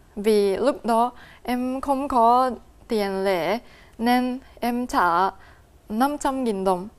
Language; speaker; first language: Vietnamese; non-native, fluent; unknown